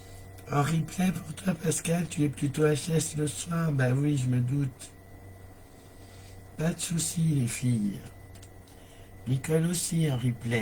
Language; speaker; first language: French; native; French